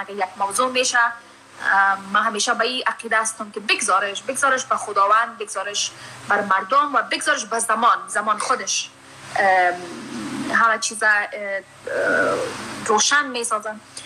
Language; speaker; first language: Persian; early bilingual, heritage; Persian